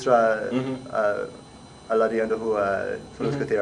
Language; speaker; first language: Arabic; non-native, learner; English